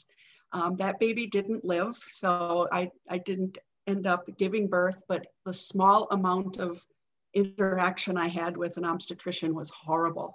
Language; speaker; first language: English; native; English